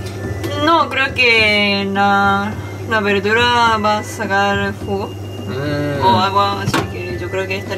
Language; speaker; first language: Spanish; non-native, fluent; Japanese